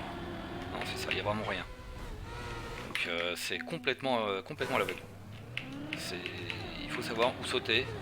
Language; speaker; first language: French; native; French